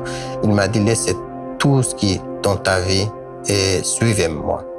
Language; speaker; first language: French; non-native, learner; Kurdish